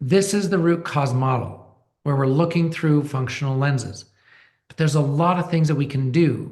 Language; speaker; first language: English; native; English